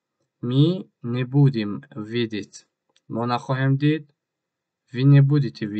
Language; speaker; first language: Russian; non-native, learner; Tajik